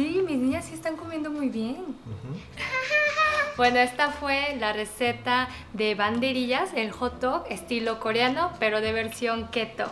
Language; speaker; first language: Spanish; non-native, fluent; Korean